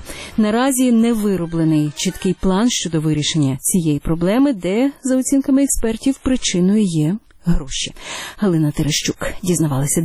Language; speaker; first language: Ukrainian; native; Ukrainian